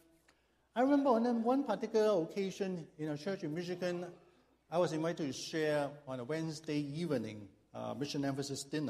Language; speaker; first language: English; non-native, local second language; Cantonese